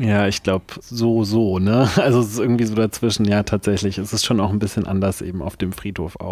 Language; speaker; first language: German; native; German